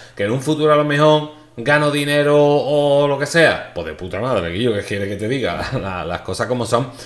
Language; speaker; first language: Spanish; native; Spanish